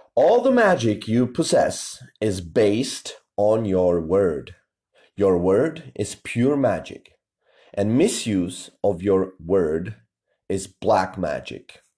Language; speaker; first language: English; non-native, fluent; Czech